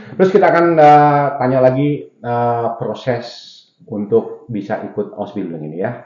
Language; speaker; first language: Indonesian; native; Indonesian